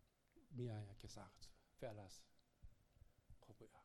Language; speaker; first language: German; non-native, learner; Korean